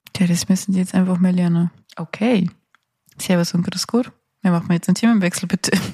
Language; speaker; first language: German; native; German